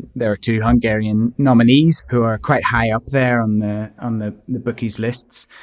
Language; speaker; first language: English; native; English